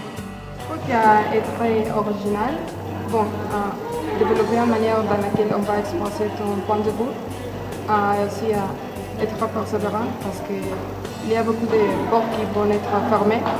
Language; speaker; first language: French; non-native, learner; Spanish